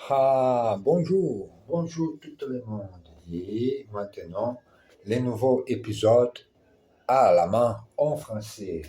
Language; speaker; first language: French; non-native, learner; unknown